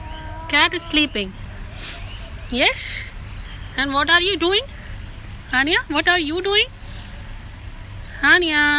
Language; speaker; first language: English; non-native, local second language; Hindi